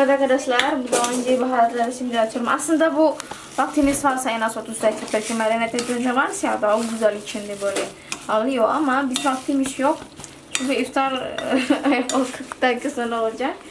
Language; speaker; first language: Turkish; non-native, learner; Indonesian